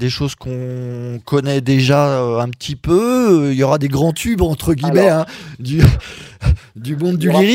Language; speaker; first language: French; native; French